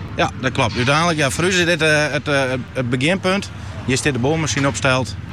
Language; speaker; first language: Dutch; non-native, local second language; Western Frisian